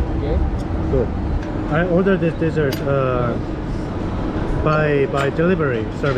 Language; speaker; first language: English; non-native, learner; Korean